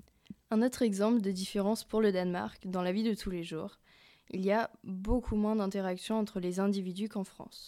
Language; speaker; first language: French; early bilingual, other home language; Danish